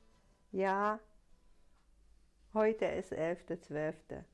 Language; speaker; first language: German; non-native, learner; Russian